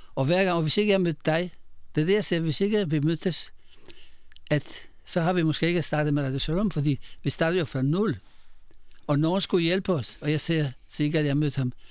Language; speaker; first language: Danish; non-native, fluent; Polish